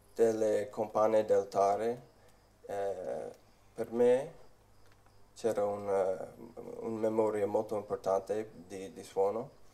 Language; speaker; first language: Italian; non-native, learner; English